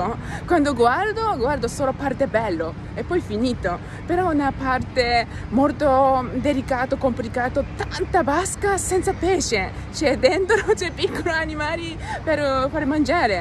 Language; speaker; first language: Italian; non-native, learner; Japanese